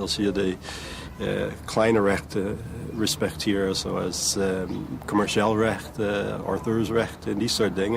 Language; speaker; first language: Dutch; non-native, learner; English